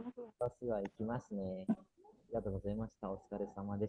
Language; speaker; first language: Japanese; non-native, fluent; Indonesian